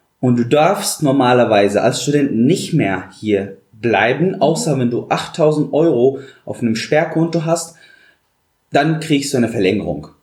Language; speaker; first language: German; non-native, fluent; Arabic